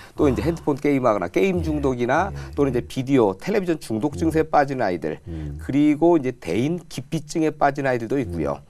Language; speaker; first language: Korean; native; Korean